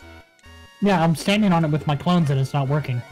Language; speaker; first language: English; native; English